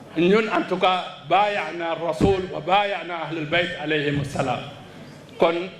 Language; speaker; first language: Wolof; non-native, local second language; Fula